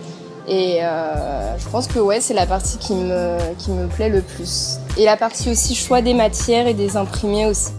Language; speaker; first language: French; native; French